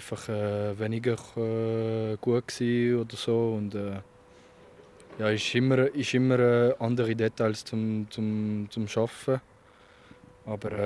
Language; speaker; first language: German; non-native, local second language; French